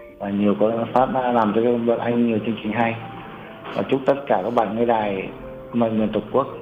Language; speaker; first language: Vietnamese; native; Vietnamese